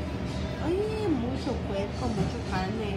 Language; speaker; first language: Spanish; non-native, learner; English